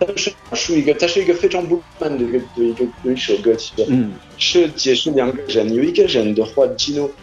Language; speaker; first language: Chinese; non-native, fluent; French